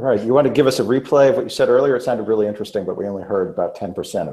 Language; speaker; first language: English; native; English